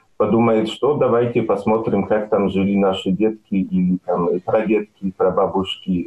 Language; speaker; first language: Russian; non-native, fluent; Belarusian